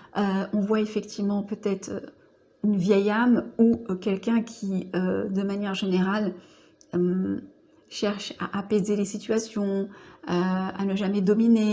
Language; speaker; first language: French; native; French